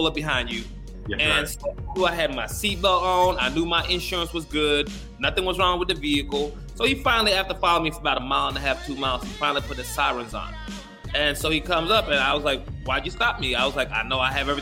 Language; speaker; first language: English; native; English